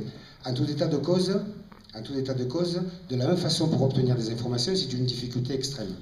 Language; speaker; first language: French; native; French